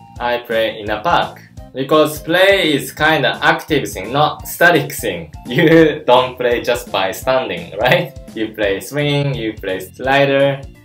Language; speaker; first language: English; non-native, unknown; Japanese